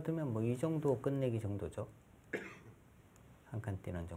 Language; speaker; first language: Korean; native; Korean